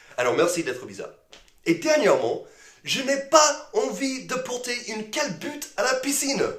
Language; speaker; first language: French; non-native, fluent; English